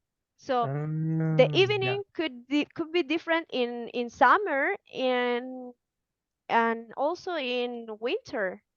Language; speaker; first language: English; non-native, fluent; Spanish